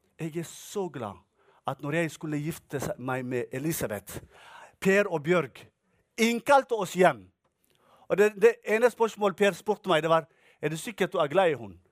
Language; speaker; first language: Norwegian; non-native, fluent; Tigrinya